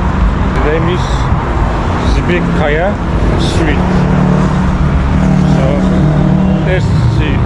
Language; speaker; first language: English; non-native, learner; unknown